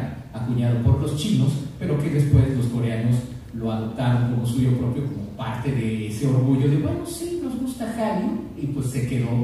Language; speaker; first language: Spanish; native; Spanish